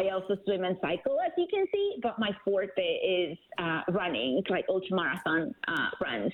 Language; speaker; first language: English; non-native, fluent; German